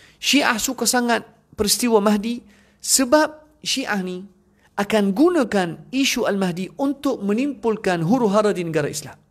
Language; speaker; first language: Malay; non-native, fluent; Arabic